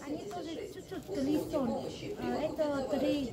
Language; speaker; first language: Russian; non-native, learner; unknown